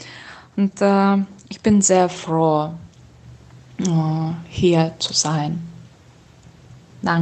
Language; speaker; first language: German; non-native, learner; Russian